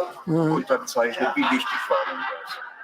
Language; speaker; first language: German; native; German